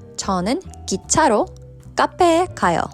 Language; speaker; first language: Korean; non-native, fluent; English